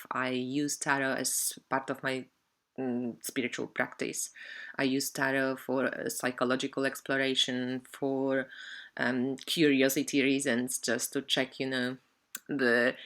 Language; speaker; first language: English; non-native, fluent; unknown